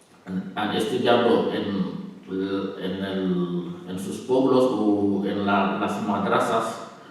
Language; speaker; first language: Spanish; non-native, learner; Wolof